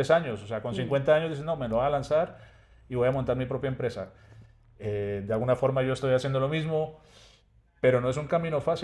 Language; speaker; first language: Spanish; native; Spanish